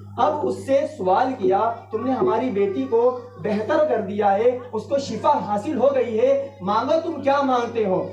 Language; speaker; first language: Urdu; native; Urdu